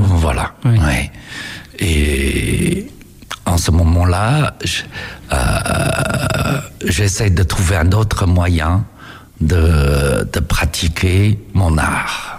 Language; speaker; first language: French; non-native, fluent; Chinese